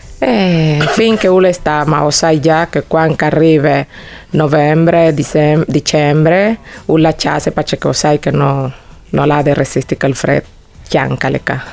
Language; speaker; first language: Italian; non-native, fluent; Spanish